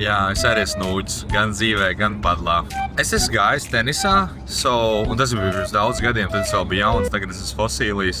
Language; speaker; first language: Latvian; native; Latvian